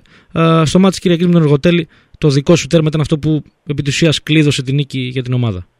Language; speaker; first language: Greek; native; Greek